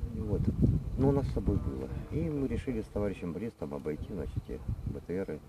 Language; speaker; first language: Russian; native; Russian